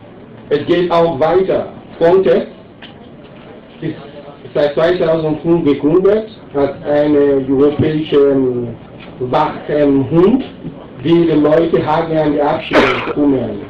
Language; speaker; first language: German; non-native, learner; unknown